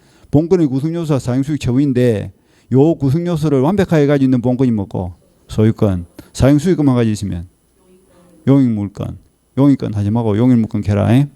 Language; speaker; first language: Korean; native; Korean